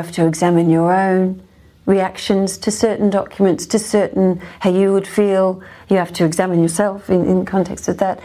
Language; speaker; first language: English; native; English